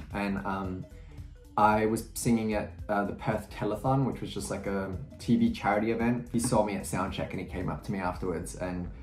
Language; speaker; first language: English; native; English